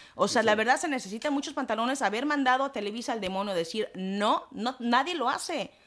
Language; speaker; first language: Spanish; native; Spanish